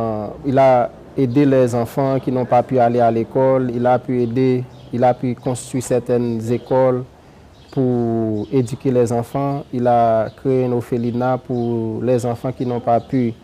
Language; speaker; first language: French; non-native, local second language; Haitian Creole